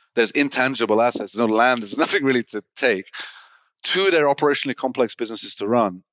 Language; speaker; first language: English; native; English